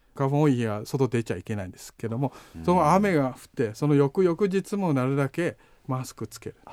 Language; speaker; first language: Japanese; non-native, fluent; Chinese